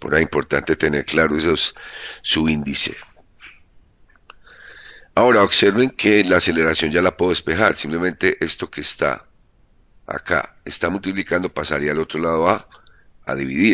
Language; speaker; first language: Spanish; native; Spanish